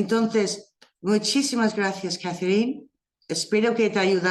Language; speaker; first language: Spanish; non-native, fluent; English